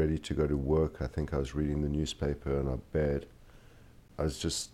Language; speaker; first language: English; native; English